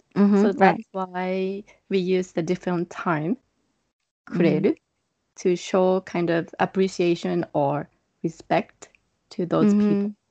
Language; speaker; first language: English; non-native, fluent; Japanese